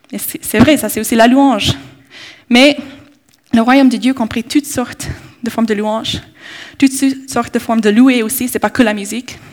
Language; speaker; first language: French; non-native, fluent; English